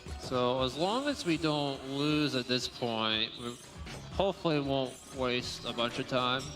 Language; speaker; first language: English; native; English